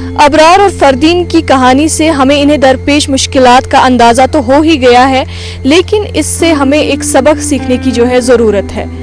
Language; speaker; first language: Urdu; non-native, local second language; Kashmiri